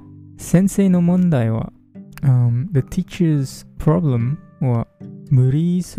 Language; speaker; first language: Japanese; non-native, fluent; English